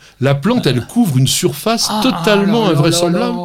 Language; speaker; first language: French; native; French